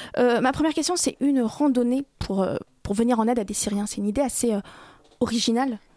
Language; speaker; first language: French; native; French